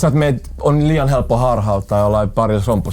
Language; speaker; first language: Finnish; native; Finnish